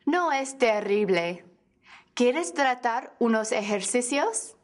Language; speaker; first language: Spanish; non-native, fluent; English